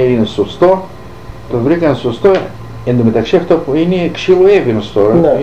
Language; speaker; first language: Greek; native; Greek